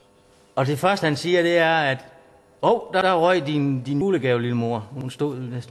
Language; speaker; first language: Danish; native; Danish